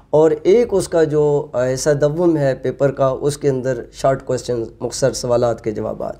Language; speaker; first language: Urdu; non-native, local second language; Punjabi